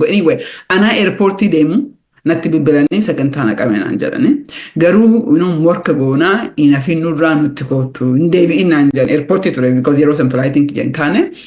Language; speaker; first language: Oromo; early bilingual, heritage; Oromo